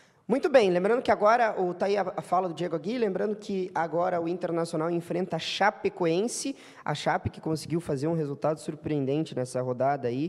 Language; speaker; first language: Portuguese; native; Portuguese